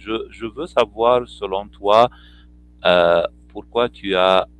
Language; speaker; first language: French; non-native, fluent; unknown